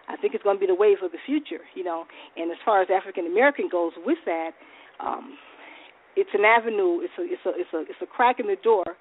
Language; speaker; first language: English; native; English